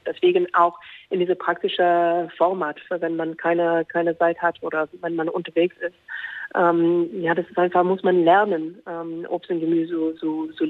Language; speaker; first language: German; non-native, fluent; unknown